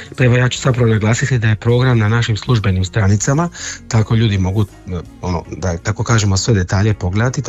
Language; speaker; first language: Croatian; native; Croatian